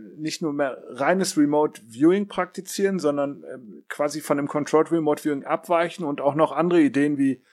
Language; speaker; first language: German; native; German